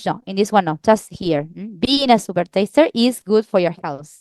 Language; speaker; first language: English; non-native, fluent; Spanish